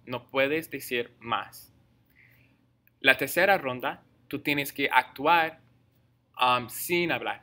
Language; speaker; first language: Spanish; non-native, fluent; English